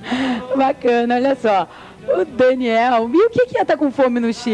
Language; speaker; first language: Portuguese; native; Portuguese